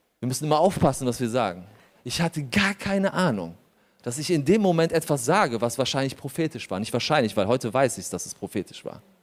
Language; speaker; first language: German; early bilingual, other home language; Polish